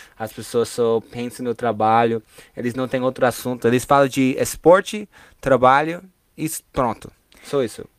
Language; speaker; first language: Portuguese; non-native, fluent; English